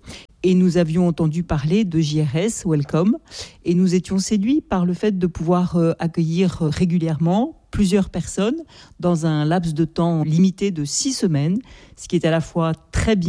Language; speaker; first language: French; native; French